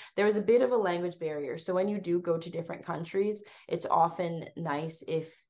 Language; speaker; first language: English; native; English